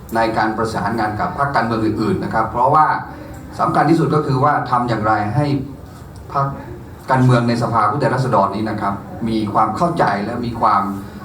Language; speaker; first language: Thai; non-native, local second language; Karen languages